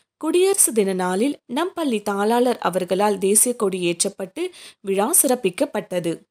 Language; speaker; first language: Tamil; native; Tamil